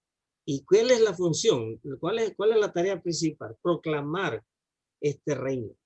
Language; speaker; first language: Spanish; native; Spanish